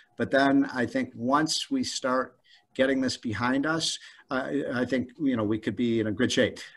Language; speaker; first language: English; native; English